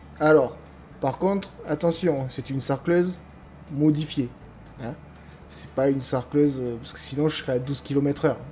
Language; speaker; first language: French; native; French